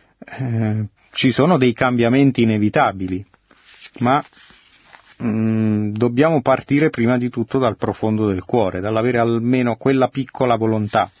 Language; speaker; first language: Italian; native; Italian